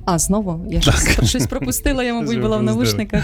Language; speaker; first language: Ukrainian; native; Ukrainian